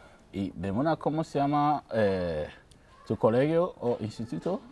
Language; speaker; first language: Spanish; non-native, learner; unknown